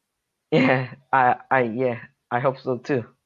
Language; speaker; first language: English; non-native, learner; Korean